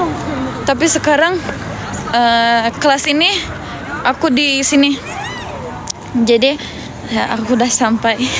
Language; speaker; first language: Indonesian; non-native, learner; Turkish